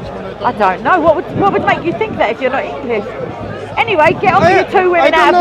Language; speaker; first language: English; native; English